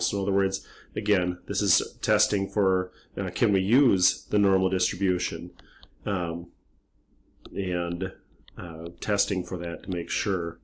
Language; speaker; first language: English; native; English